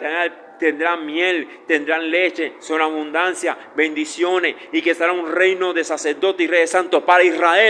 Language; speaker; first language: Spanish; native; Spanish